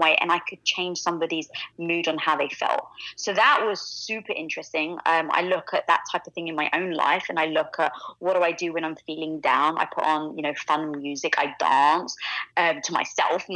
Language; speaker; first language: English; native; English